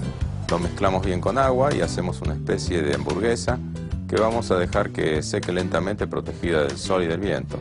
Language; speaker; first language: Spanish; native; Spanish